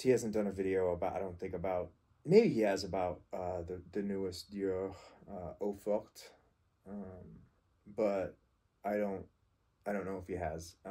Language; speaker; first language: English; native; English